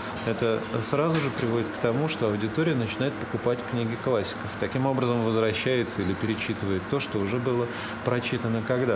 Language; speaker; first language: Russian; native; Russian